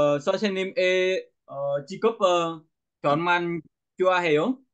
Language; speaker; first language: Korean; non-native, learner; Vietnamese